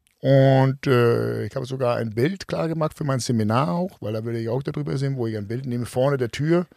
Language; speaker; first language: German; non-native, fluent; Danish